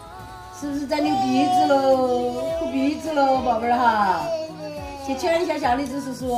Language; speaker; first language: Chinese; native; Chinese